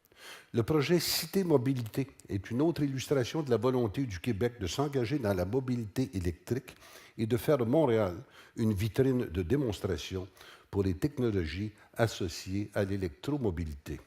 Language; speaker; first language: French; native; French